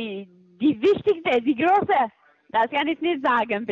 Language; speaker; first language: German; non-native, fluent; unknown